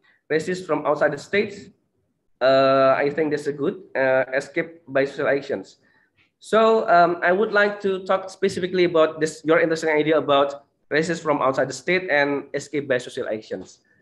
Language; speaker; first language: English; non-native, fluent; Indonesian